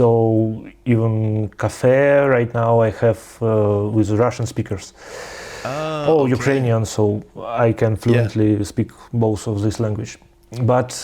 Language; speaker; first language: English; non-native, learner; Russian